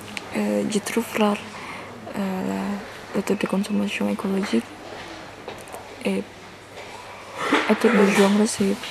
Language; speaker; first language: French; non-native, learner; Indonesian